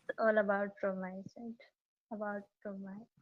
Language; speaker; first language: English; non-native, learner; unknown